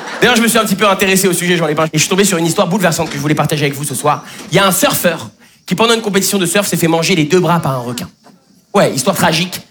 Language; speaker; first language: French; native; French